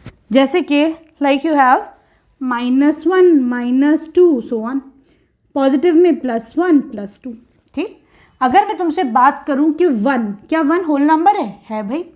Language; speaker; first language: Hindi; native; Hindi